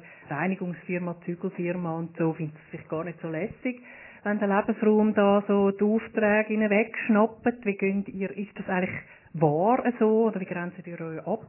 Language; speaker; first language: German; native; German